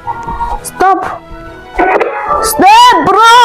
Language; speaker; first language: English; non-native, learner; Mongolian